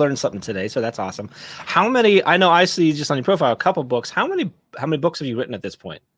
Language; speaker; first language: English; native; English